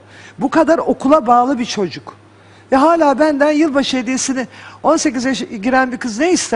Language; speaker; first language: Turkish; native; Turkish